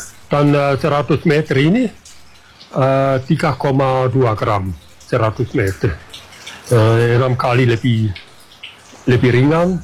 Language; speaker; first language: Indonesian; non-native, fluent; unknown